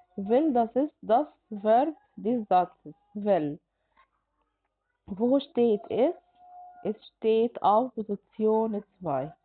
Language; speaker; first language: German; non-native, fluent; Arabic